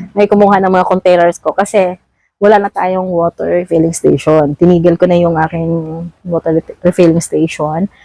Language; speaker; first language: Filipino; non-native, local second language; Cebuano